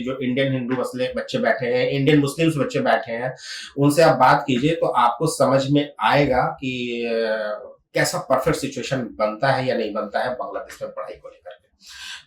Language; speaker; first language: Hindi; native; Hindi